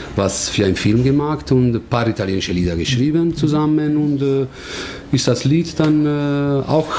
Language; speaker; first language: German; non-native, learner; Italian